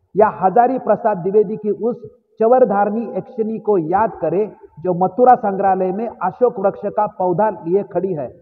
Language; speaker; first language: Hindi; non-native, local second language; Marathi